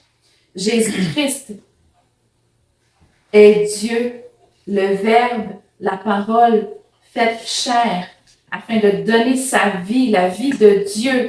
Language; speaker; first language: French; native; French